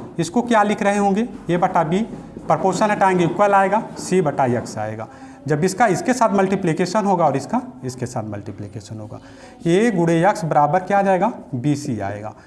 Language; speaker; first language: Hindi; native; Hindi